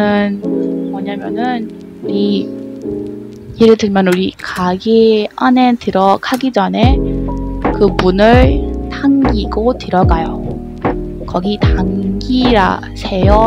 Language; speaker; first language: Korean; non-native, learner; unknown